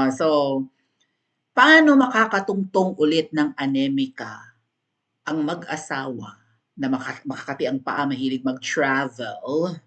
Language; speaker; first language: Filipino; native; Filipino